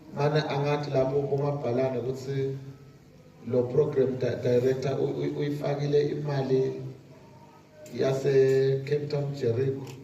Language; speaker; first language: Zulu; non-native, local second language; Swati